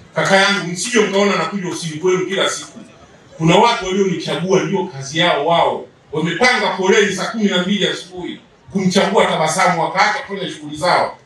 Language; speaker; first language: Swahili; native; Swahili